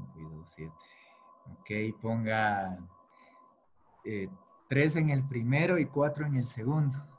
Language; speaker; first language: Spanish; native; Spanish